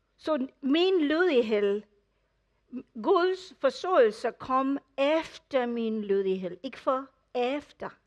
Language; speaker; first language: Danish; non-native, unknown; English